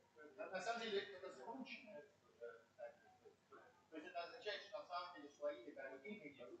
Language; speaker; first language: Russian; native; Russian